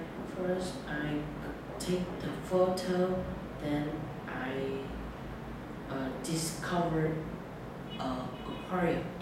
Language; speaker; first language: English; non-native, learner; Vietnamese